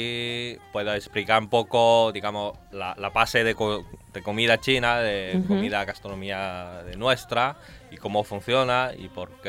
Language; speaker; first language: Spanish; non-native, learner; Chinese